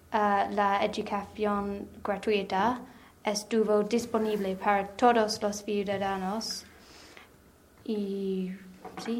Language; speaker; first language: Spanish; non-native, learner; English